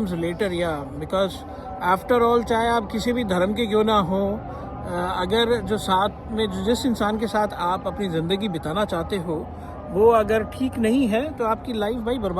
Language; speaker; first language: Hindi; non-native, local second language; Malayalam